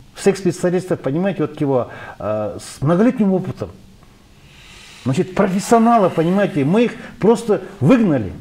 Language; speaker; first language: Russian; non-native, local second language; Kyrgyz